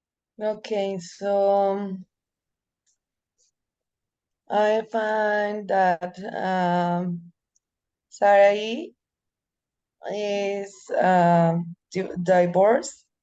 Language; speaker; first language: English; non-native, learner; Spanish